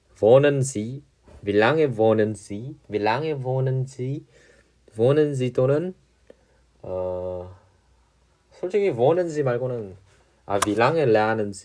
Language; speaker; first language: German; non-native, fluent; Korean